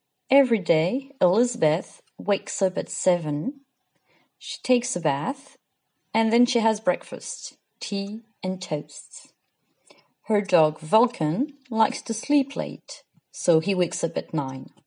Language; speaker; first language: English; non-native, fluent; French